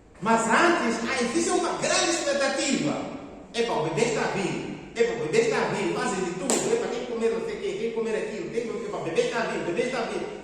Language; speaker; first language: Portuguese; non-native, local second language; Tsonga